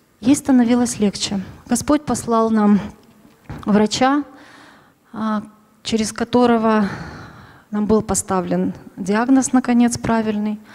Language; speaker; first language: Russian; native; Russian